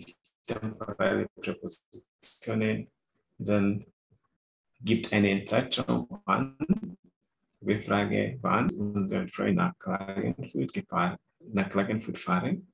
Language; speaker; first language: German; non-native, fluent; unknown